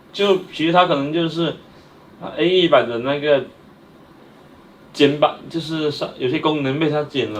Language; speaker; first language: Chinese; native; Chinese